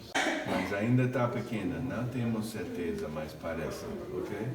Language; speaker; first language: Portuguese; non-native, fluent; English